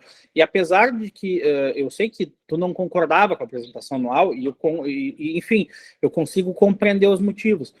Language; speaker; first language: Portuguese; native; Portuguese